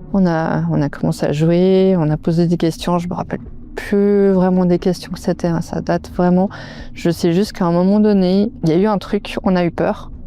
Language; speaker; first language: French; native; French